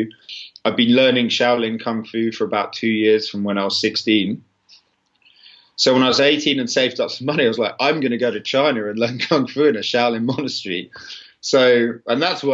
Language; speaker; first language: English; native; English